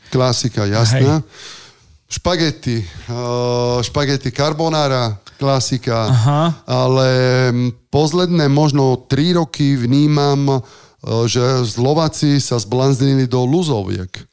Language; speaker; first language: Slovak; non-native, fluent; Italian